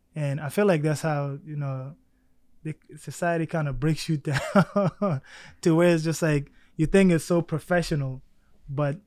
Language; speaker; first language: English; early bilingual, other home language; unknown